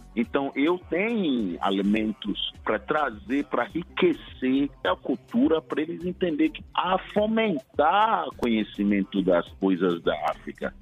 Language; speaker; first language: Portuguese; non-native, fluent; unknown